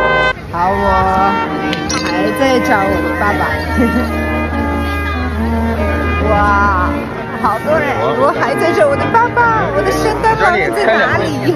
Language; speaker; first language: Chinese; non-native, fluent; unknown